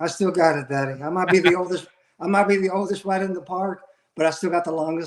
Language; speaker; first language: English; native; English